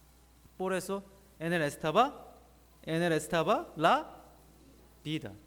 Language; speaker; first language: Spanish; non-native, learner; Korean